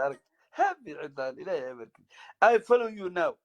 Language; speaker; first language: English; non-native, learner; Somali